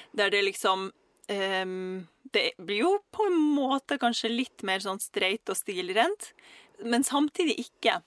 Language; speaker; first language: Norwegian; early bilingual, other home language; Russian